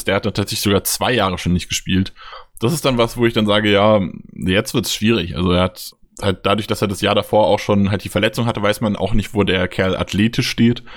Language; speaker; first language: German; native; German